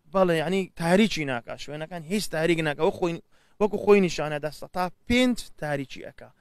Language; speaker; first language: Central Kurdish; early bilingual, heritage; Central Kurdish